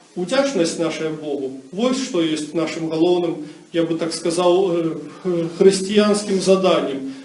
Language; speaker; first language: Belarusian; non-native, local second language; Russian